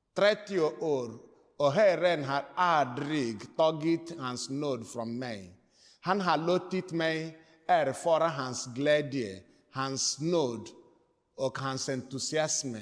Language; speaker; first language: Swedish; non-native, fluent; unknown